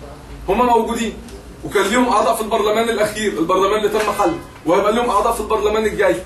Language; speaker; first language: Arabic; native; Arabic